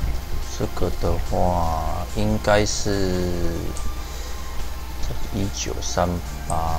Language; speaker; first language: Chinese; native; Chinese